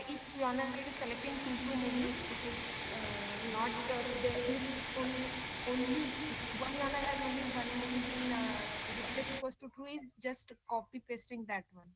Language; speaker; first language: English; non-native, learner; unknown